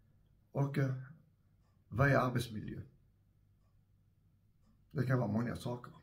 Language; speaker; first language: Swedish; non-native, fluent; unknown